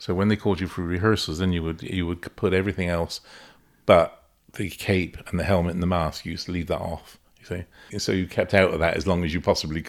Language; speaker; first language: English; native; English